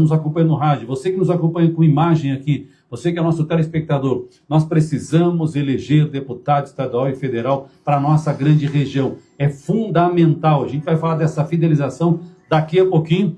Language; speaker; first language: Portuguese; native; Portuguese